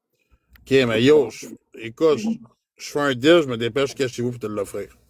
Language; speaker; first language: French; native; French